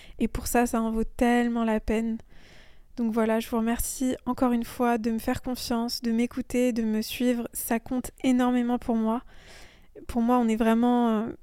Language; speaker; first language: French; early bilingual, other home language; Persian